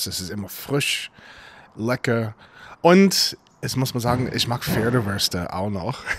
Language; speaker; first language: German; non-native, fluent; English